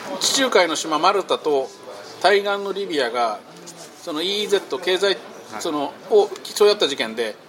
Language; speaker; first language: Japanese; native; Japanese